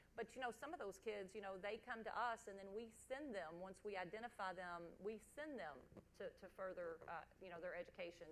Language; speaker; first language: English; native; English